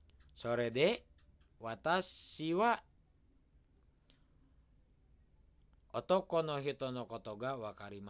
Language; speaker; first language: Japanese; non-native, fluent; Indonesian